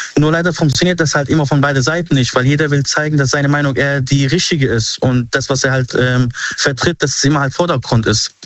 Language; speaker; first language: German; early bilingual, other home language; Arabic